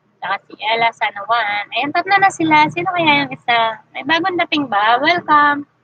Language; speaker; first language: Filipino; non-native, local second language; Masbatenyo